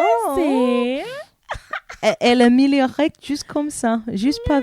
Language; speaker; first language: French; non-native, learner; English